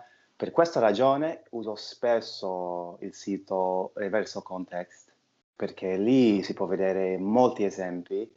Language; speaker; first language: Italian; non-native, fluent; English